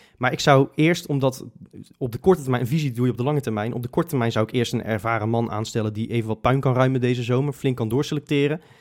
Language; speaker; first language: Dutch; native; Dutch